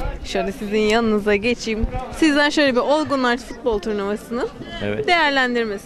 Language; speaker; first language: Turkish; native; Turkish